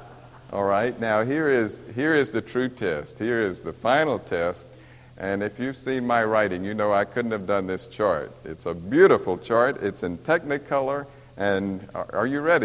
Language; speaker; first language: English; native; English